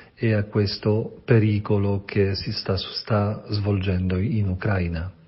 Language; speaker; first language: Italian; non-native, fluent; Polish